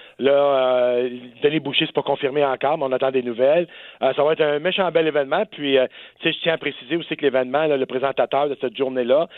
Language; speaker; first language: French; native; French